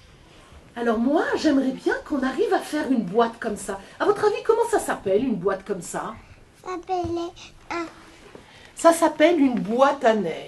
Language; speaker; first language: French; native; French